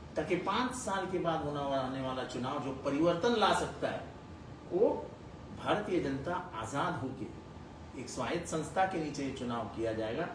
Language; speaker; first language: Hindi; non-native, local second language; Marathi